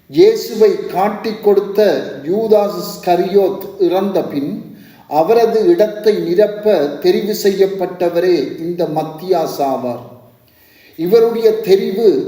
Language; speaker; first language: Tamil; native; Tamil